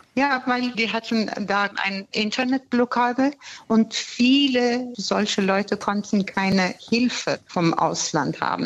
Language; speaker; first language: German; non-native, fluent; Persian